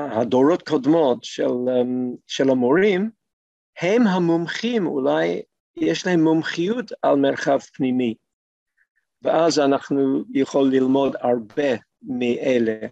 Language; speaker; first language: Hebrew; non-native, fluent; English